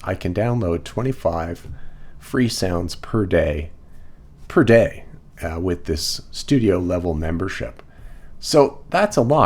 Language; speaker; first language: English; native; English